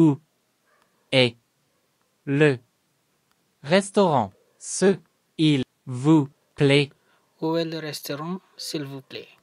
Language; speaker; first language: French; non-native, learner; English